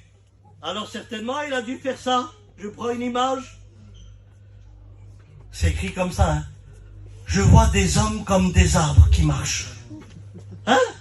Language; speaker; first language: French; native; French